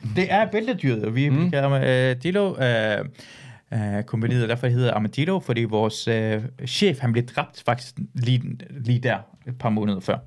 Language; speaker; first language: Danish; early bilingual, other home language; Persian